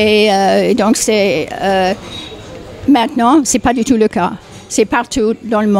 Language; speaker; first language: French; non-native, fluent; English